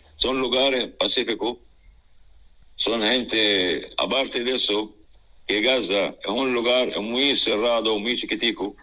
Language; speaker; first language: Spanish; non-native, fluent; Arabic